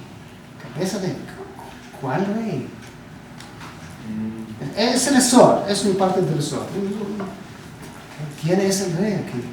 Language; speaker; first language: Spanish; non-native, learner; Hebrew